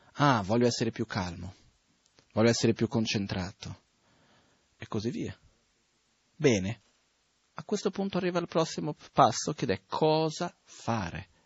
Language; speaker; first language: Italian; non-native, fluent; Portuguese